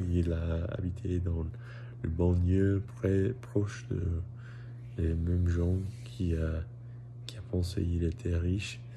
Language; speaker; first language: French; non-native, learner; English